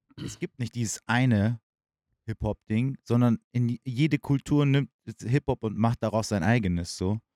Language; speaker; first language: German; early bilingual, other home language; Turkish